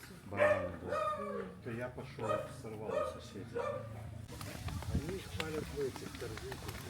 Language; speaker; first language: Russian; native; Russian